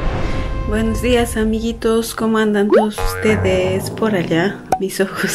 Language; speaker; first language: Spanish; native; Spanish